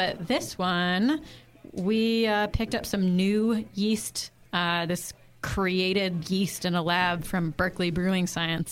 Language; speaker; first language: English; native; English